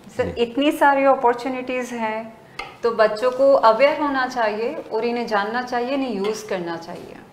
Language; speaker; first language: Hindi; native; Hindi